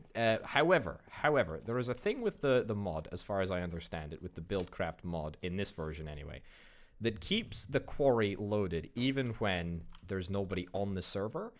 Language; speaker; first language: English; native; English